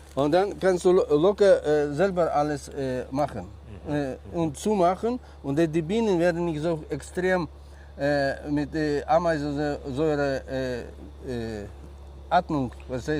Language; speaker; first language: German; non-native, learner; Russian